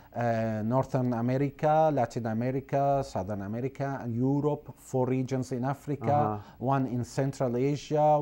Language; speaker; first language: English; non-native, fluent; Arabic